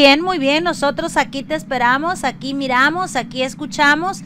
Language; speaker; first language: Spanish; native; Spanish